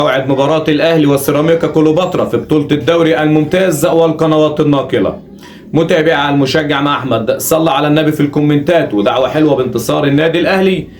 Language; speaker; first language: Arabic; native; Arabic